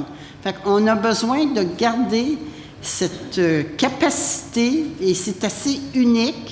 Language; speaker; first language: French; native; French